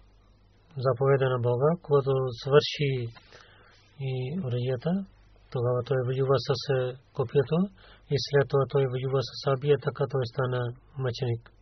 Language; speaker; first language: Bulgarian; non-native, learner; Urdu